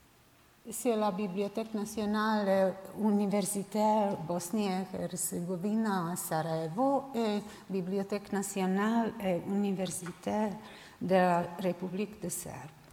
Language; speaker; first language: French; non-native, learner; Serbian